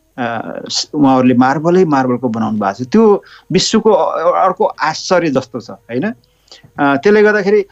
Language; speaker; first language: Nepali; native; Nepali